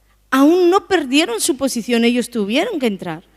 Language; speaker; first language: Spanish; native; Spanish